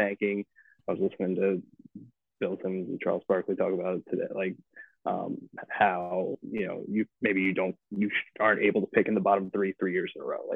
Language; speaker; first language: English; native; English